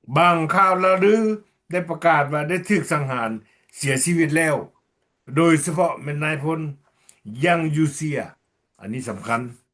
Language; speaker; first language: Lao; native; Lao